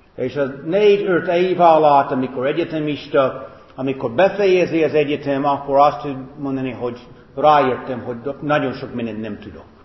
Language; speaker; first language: Hungarian; non-native, fluent; English